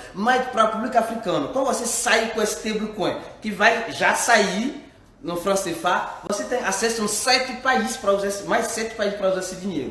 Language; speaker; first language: Portuguese; non-native, fluent; French